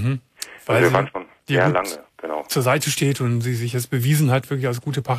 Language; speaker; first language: German; native; German